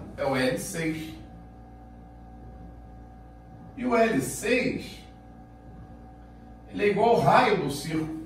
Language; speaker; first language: Portuguese; native; Portuguese